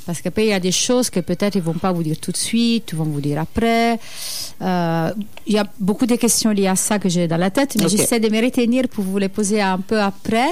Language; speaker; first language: French; native; French